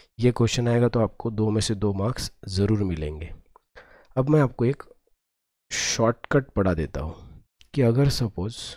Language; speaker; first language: Hindi; non-native, local second language; Marathi